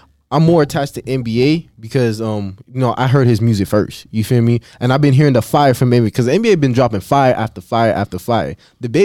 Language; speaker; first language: English; native; English